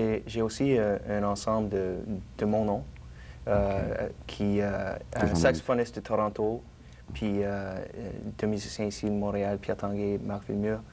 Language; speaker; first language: French; non-native, local second language; English